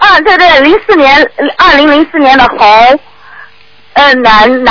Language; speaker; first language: Chinese; native; Chinese